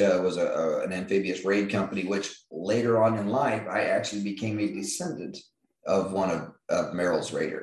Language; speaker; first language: English; native; English